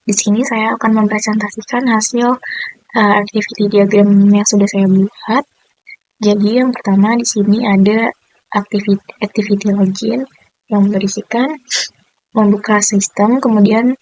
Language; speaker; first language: Indonesian; native; Indonesian